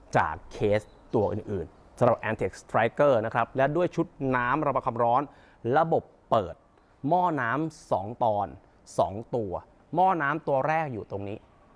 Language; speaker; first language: Thai; native; Thai